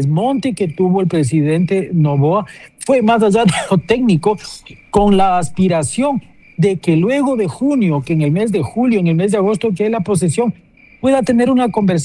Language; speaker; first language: Spanish; native; Spanish